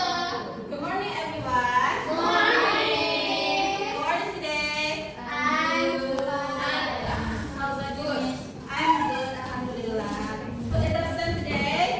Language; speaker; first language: English; non-native, learner; Indonesian